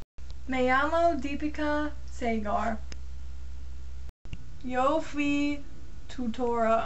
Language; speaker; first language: Spanish; non-native, learner; English